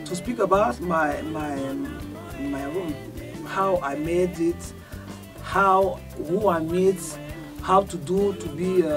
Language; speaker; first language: English; non-native, local second language; Duala